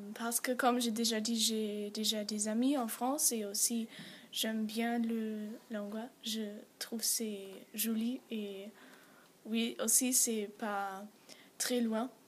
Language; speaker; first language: French; non-native, learner; German